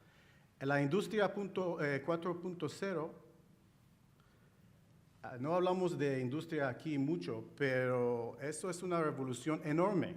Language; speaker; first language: Spanish; non-native, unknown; Chinese